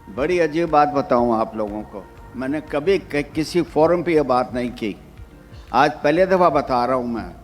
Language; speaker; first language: Urdu; early bilingual, other home language; Rajasthani